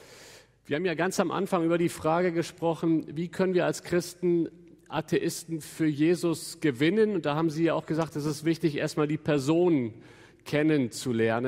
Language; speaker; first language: German; native; German